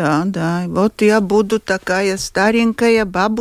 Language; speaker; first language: Russian; non-native, local second language; Latvian